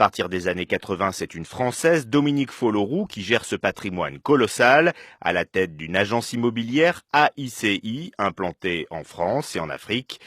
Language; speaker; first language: French; native; French